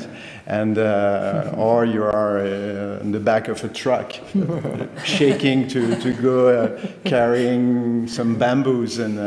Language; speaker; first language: English; non-native, fluent; French